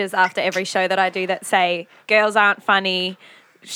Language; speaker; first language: English; native; English